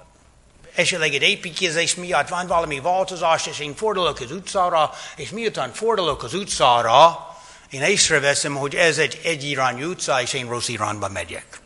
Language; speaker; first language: Hungarian; non-native, fluent; English